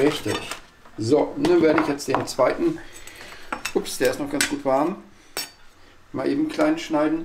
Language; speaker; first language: German; native; German